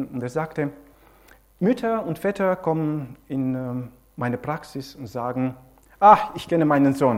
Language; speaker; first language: German; non-native, fluent; Romanian